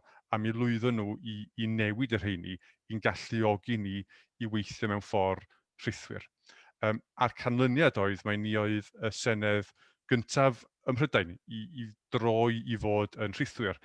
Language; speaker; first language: Welsh; native; Welsh